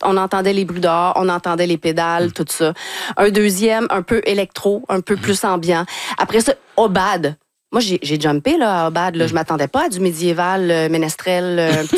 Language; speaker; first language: French; native; French